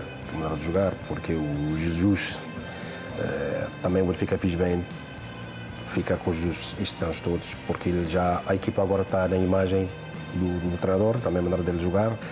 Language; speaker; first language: Portuguese; non-native, fluent; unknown